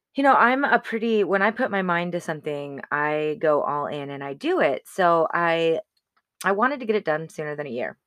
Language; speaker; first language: English; native; English